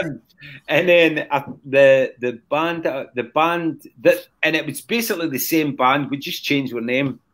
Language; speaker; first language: English; native; English